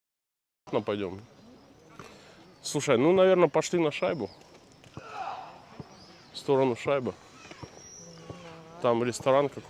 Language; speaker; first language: Russian; native; Russian